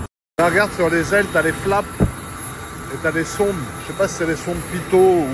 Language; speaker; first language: French; native; French